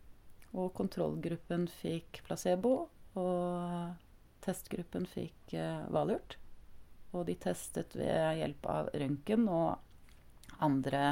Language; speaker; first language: Norwegian; native; Norwegian